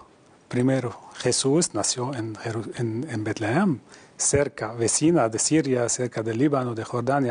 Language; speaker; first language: Spanish; non-native, fluent; Arabic